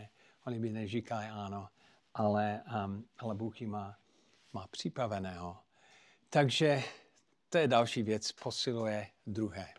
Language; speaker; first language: Czech; non-native, fluent; English